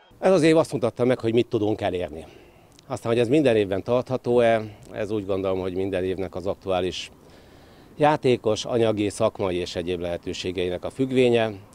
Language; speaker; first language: Hungarian; native; Hungarian